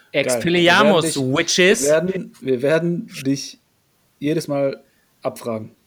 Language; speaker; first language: German; early bilingual, other home language; Polish